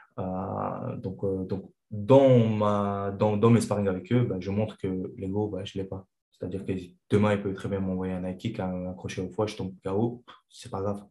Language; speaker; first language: French; non-native, fluent; Chechen